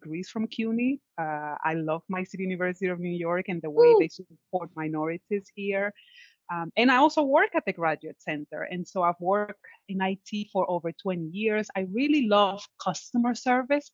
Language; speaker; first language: English; non-native, fluent; Spanish